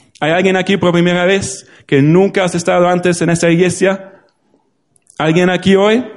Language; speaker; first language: Spanish; non-native, fluent; German